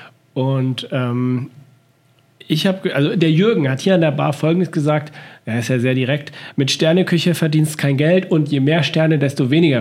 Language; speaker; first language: German; native; German